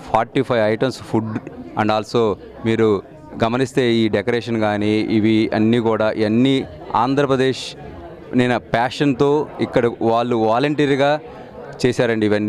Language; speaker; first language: Telugu; native; Telugu